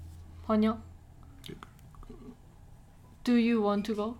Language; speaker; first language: English; non-native, learner; Korean